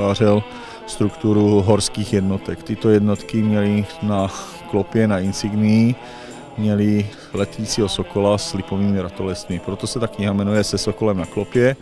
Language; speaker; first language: Czech; native; Czech